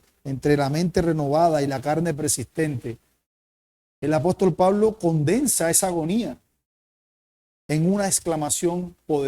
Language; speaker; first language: Spanish; native; Spanish